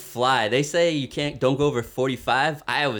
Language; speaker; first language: English; native; English